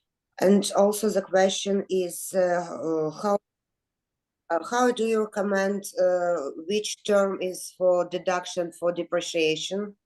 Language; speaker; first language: English; non-native, fluent; Ukrainian